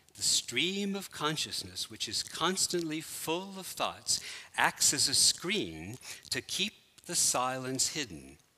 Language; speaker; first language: English; native; English